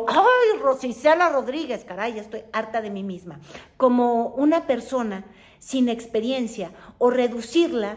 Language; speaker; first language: Spanish; native; Spanish